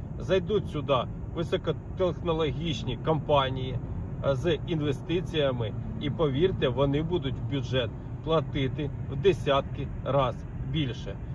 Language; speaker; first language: Ukrainian; native; Ukrainian